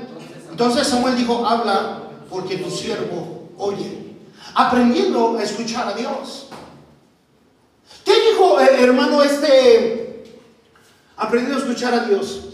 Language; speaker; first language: Spanish; native; Spanish